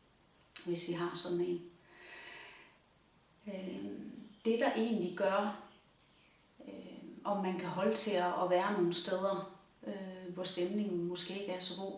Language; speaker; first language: Danish; native; Danish